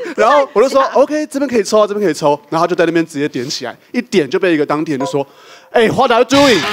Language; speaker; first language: Chinese; native; Chinese